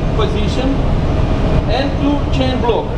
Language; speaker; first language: English; non-native, learner; Russian